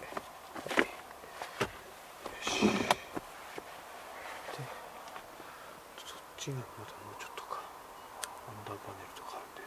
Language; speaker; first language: Japanese; native; Japanese